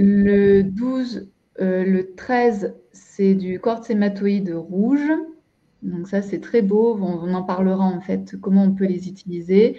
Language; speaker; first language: French; native; French